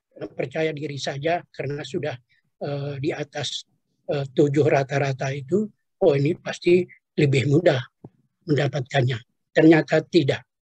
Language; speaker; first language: Indonesian; non-native, local second language; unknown